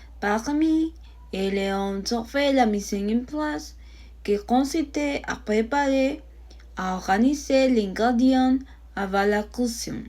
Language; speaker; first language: French; non-native, learner; Spanish